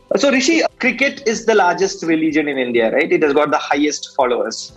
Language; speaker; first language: English; non-native, local second language; Malayalam